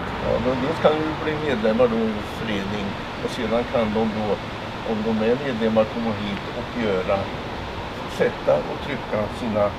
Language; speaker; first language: Swedish; native; Swedish